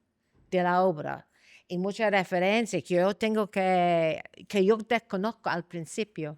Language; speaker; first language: Spanish; non-native, fluent; English